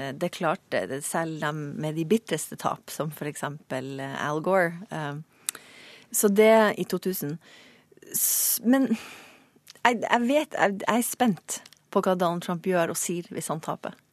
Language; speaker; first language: Norwegian; native; Norwegian